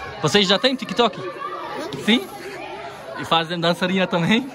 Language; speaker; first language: Portuguese; non-native, learner; German